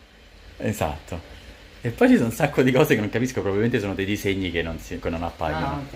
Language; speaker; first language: Italian; native; Italian